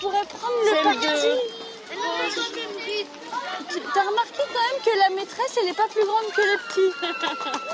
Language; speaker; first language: French; native; French